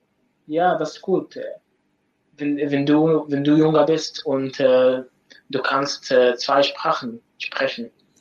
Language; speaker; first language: German; non-native, learner; Arabic